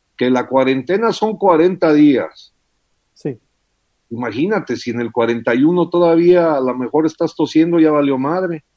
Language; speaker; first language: Spanish; early bilingual, heritage; English